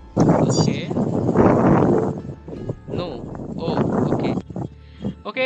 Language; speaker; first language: English; non-native, local second language; Hindi